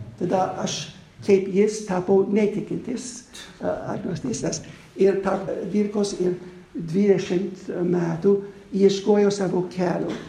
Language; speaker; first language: Lithuanian; non-native, fluent; English